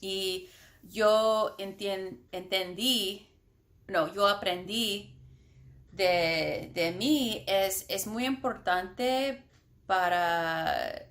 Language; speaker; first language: Spanish; non-native, learner; English